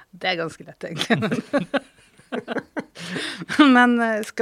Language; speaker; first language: Norwegian; native; Norwegian